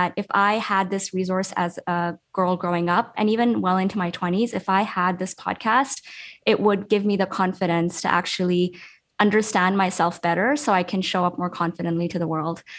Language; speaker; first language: English; early bilingual, other home language; Urdu